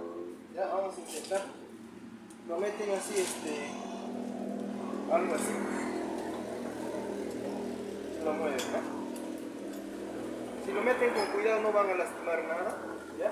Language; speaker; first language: Spanish; native; Spanish